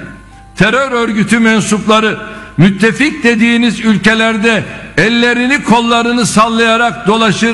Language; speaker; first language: Turkish; native; Turkish